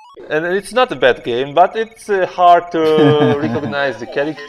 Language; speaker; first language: English; non-native, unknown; Hungarian